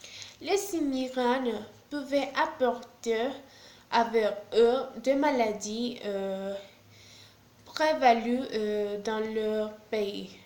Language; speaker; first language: French; non-native, learner; Spanish